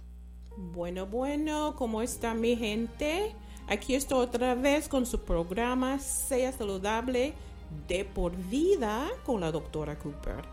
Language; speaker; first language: Spanish; non-native, fluent; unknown